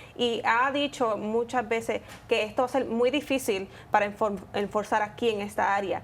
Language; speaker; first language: Spanish; native; Spanish